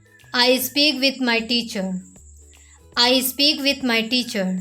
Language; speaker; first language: English; non-native, local second language; Hindi